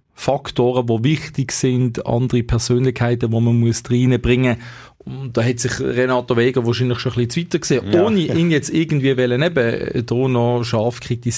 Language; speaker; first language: German; native; German